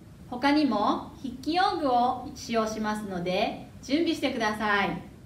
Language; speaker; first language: Japanese; native; Japanese